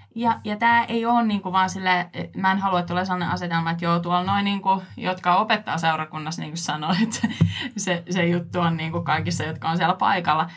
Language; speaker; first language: Finnish; non-native, fluent; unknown